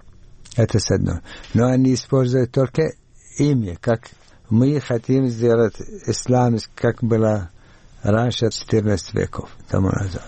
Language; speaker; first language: Russian; non-native, learner; Arabic